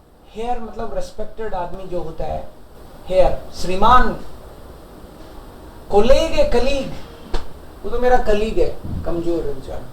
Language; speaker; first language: Hindi; native; Hindi